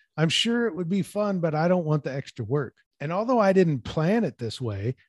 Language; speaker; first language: English; native; English